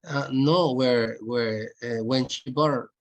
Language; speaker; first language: English; non-native, learner; Spanish